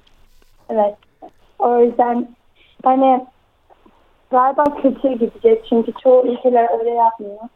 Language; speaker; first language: Turkish; early bilingual, heritage; Turkish